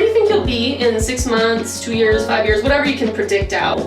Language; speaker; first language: English; native; English